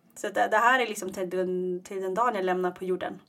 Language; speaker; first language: Swedish; early bilingual, other home language; Tigrinya